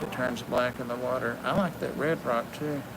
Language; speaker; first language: English; native; English